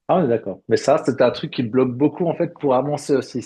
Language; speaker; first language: French; native; French